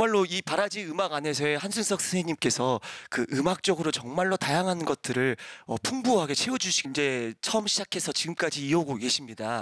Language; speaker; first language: Korean; native; Korean